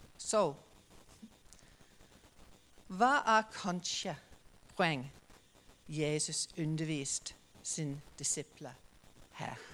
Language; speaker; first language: Norwegian; non-native, fluent; English